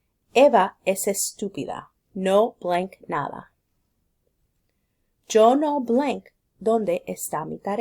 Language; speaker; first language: Spanish; non-native, fluent; English